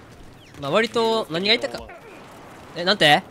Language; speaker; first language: Japanese; native; Japanese